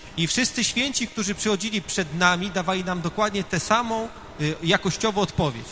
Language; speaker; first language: Polish; native; Polish